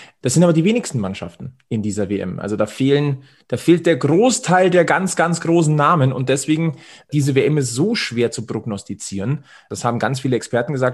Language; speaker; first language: German; native; German